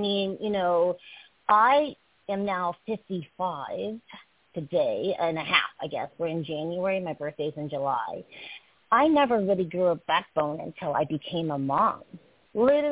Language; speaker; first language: English; early bilingual, other home language; Chinese